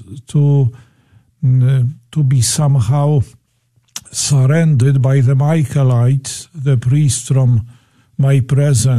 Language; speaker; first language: English; non-native, fluent; Polish